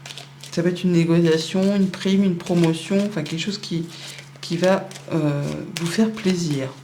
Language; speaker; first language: French; native; French